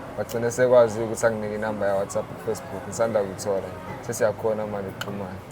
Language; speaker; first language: Zulu; native; Zulu